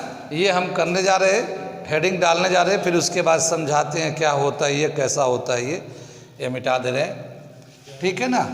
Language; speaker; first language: Hindi; native; Hindi